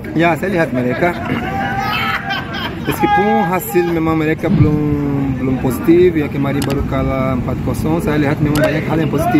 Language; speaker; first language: Indonesian; non-native, fluent; Portuguese